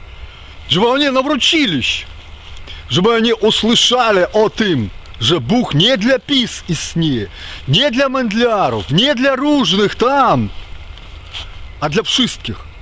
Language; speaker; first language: Polish; non-native, fluent; Ukrainian